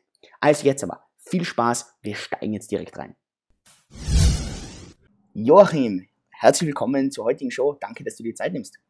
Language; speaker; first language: German; native; German